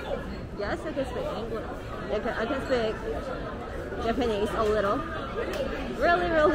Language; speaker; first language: English; non-native, fluent; Korean